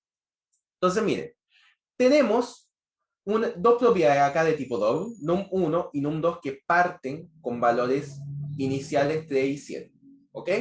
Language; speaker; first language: Spanish; native; Spanish